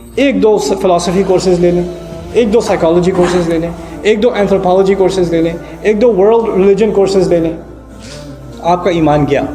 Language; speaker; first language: Urdu; native; Urdu